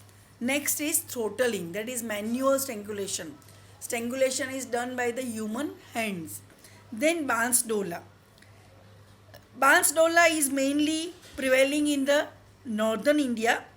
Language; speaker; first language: English; non-native, local second language; Gujarati